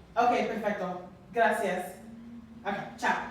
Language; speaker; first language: Spanish; non-native, learner; English